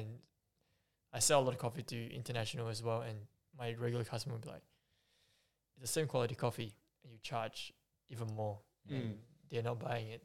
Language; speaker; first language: English; non-native, local second language; Chinese